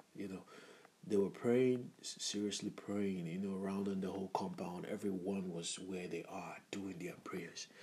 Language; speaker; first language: English; non-native, local second language; Igbo